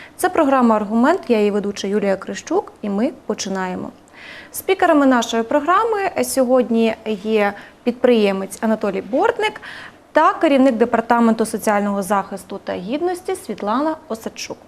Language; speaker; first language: Ukrainian; native; Ukrainian